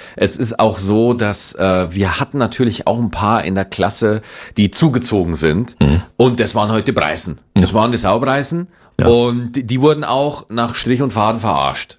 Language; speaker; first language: German; native; German